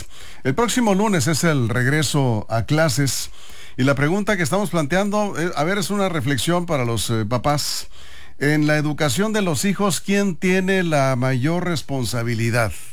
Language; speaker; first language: Spanish; native; Spanish